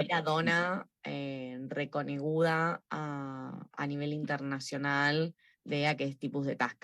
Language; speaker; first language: Catalan; non-native, local second language; Spanish